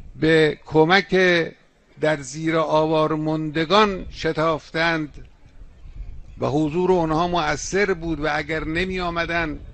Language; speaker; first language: Persian; native; Persian